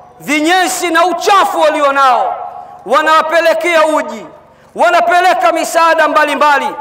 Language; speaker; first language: Swahili; native; Swahili